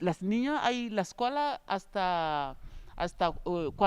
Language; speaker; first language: Spanish; non-native, learner; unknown